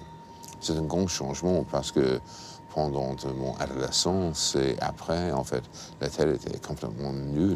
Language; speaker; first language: French; non-native, fluent; English